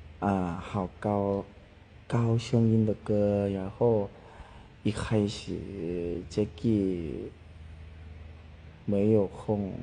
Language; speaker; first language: Chinese; non-native, learner; Thai